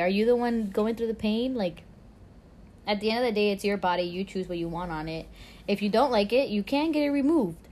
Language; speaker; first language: English; early bilingual, other home language; Spanish